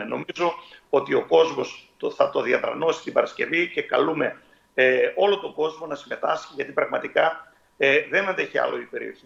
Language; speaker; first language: Greek; native; Greek